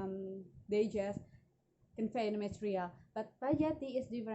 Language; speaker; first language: English; non-native, learner; Indonesian